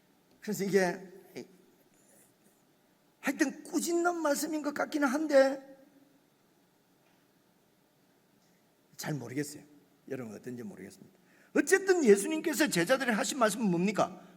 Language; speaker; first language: Korean; native; Korean